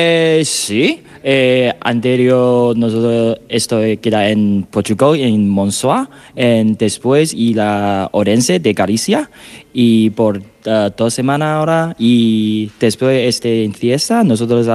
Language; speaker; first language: Spanish; non-native, learner; Chinese